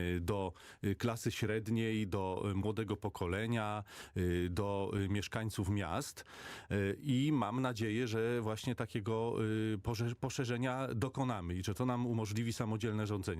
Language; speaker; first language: Polish; native; Polish